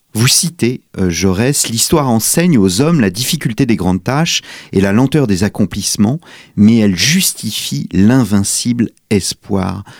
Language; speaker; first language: French; native; French